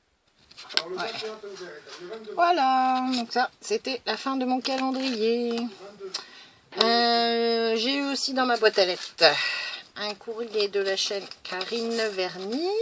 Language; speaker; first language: French; native; French